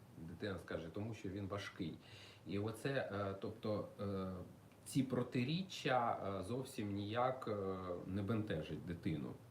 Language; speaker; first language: Ukrainian; non-native, local second language; Russian